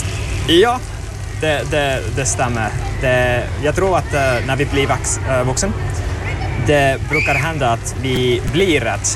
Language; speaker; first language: Swedish; non-native, learner; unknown